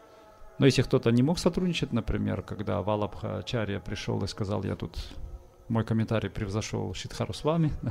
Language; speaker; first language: Russian; native; Russian